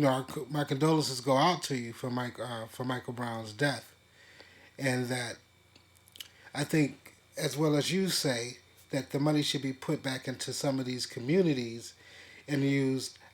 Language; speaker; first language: English; native; English